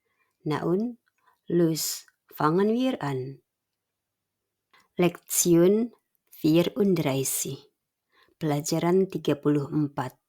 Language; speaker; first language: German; non-native, fluent; Indonesian